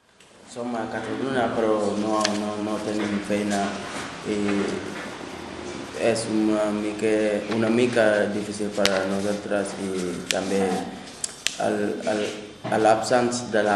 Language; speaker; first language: Catalan; non-native, learner; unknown